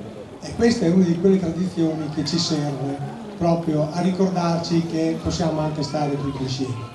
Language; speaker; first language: Italian; native; Italian